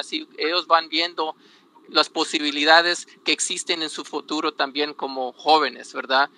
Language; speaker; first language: Spanish; early bilingual, heritage; Spanish